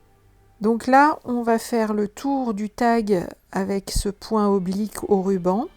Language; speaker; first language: French; native; French